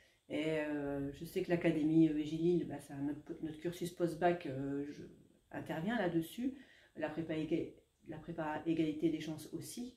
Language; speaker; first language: French; native; French